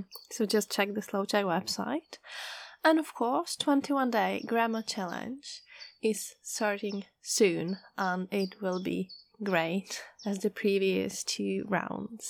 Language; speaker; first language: English; non-native, fluent; Czech